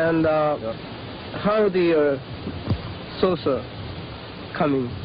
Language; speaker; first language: English; non-native, fluent; Japanese